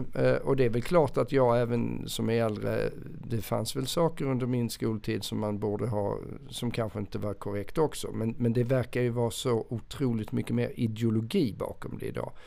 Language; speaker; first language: Swedish; native; Swedish